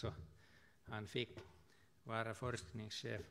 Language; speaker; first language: Swedish; non-native, fluent; Finnish